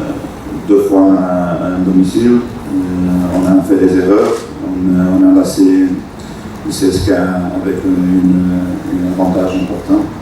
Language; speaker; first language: French; non-native, fluent; Portuguese